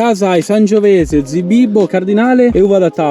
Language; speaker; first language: Italian; native; Italian